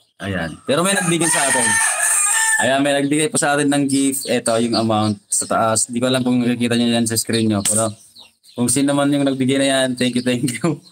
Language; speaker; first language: Filipino; non-native, local second language; Iloko